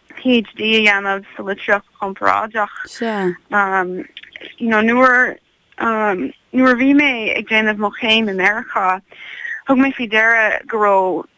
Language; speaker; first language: Irish; non-native, learner; English